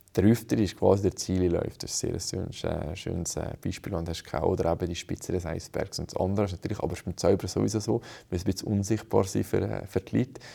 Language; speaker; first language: German; native; German